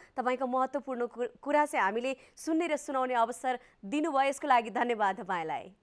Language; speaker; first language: Nepali; native; Nepali